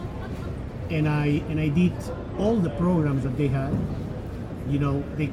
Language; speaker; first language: English; non-native, fluent; Spanish